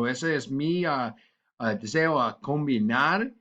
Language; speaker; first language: Spanish; non-native, learner; English